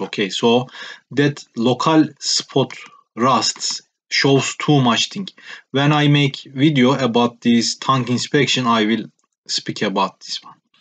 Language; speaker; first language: English; non-native, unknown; Turkish